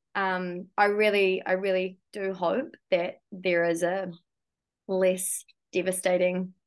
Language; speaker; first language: English; native; English